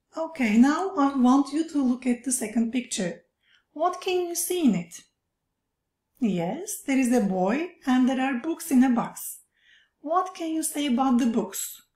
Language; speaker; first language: English; non-native, fluent; Turkish